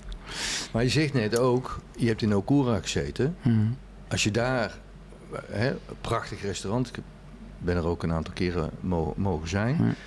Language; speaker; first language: Dutch; native; Dutch